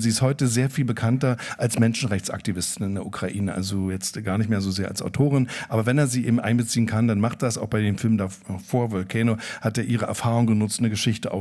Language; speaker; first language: German; native; German